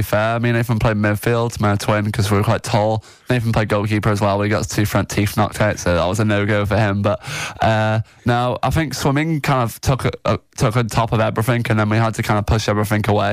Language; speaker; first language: English; native; English